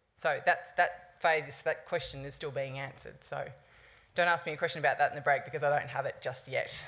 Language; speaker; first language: English; native; English